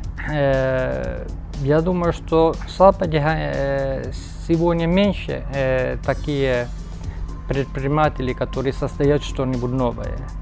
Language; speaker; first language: Russian; non-native, fluent; Finnish